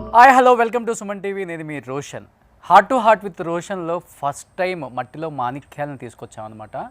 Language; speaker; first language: Telugu; native; Telugu